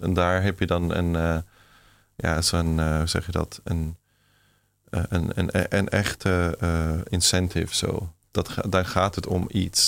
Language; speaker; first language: Dutch; non-native, fluent; German